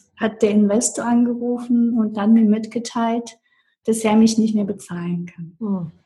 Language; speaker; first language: German; non-native, fluent; Russian